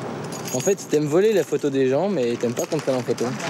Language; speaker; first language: French; native; French